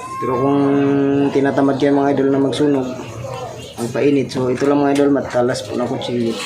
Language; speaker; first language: Filipino; non-native, local second language; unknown